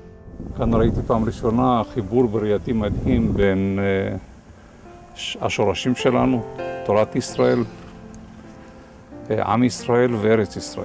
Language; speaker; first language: Hebrew; non-native, fluent; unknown